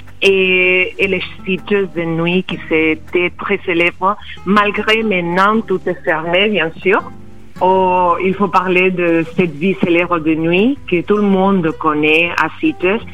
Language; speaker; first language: French; non-native, fluent; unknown